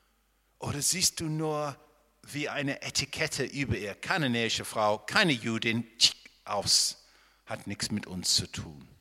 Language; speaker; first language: German; non-native, fluent; English